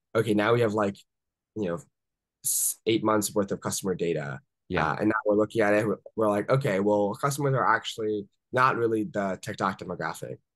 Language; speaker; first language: English; native; English